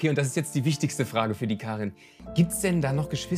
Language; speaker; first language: German; native; German